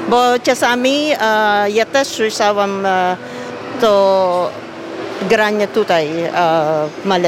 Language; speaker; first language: Polish; non-native, learner; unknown